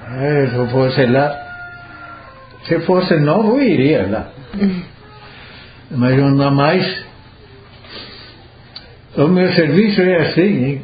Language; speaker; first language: Portuguese; non-native, local second language; Italian